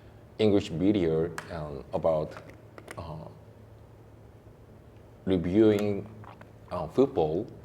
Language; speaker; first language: English; non-native, learner; Korean